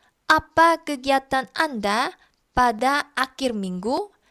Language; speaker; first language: Indonesian; non-native, fluent; Korean